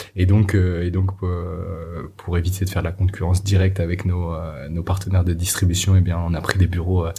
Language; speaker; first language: French; native; French